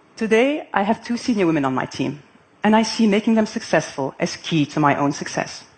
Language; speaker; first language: English; non-native, fluent; Arabic